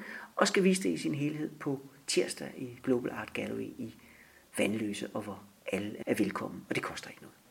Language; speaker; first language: Danish; native; Danish